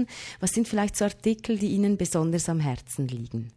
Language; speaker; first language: German; native; German